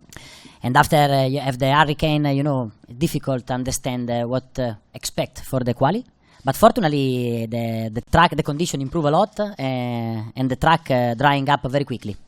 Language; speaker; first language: English; non-native, fluent; Italian